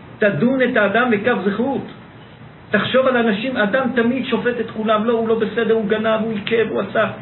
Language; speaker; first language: Hebrew; native; Hebrew